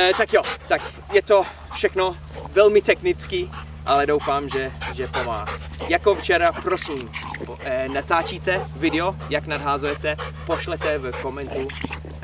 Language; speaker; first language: Czech; non-native, learner; English